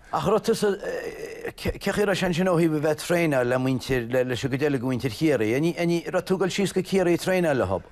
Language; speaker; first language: Irish; native; Irish